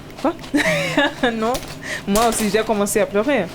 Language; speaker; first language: French; non-native, learner; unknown